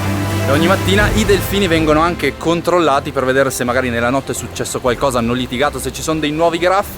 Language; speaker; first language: Italian; native; Italian